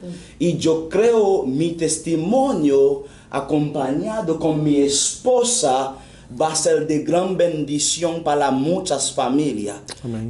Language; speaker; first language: Spanish; non-native, fluent; Haitian Creole